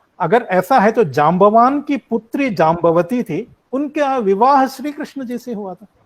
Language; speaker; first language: Hindi; native; Hindi